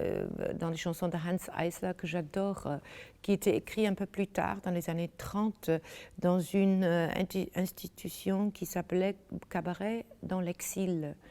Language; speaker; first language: French; non-native, fluent; German